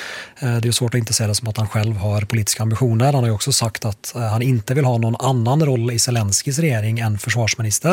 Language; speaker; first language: Swedish; native; Swedish